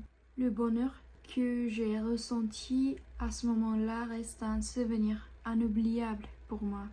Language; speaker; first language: French; non-native, fluent; Japanese